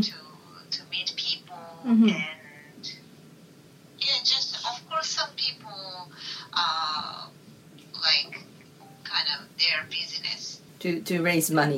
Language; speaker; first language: English; non-native, learner; Japanese